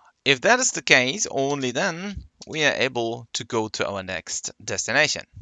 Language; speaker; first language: English; non-native, fluent; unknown